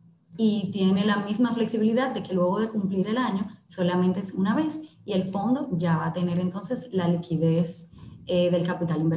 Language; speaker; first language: Spanish; native; Spanish